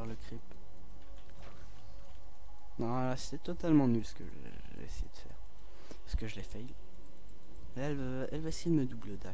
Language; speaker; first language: French; native; French